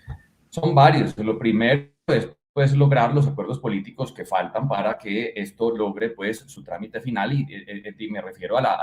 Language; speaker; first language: Spanish; native; Spanish